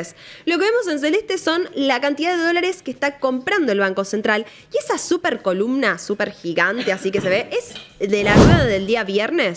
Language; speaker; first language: Spanish; native; Spanish